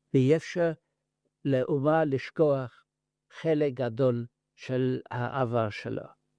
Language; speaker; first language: Hebrew; non-native, learner; Yiddish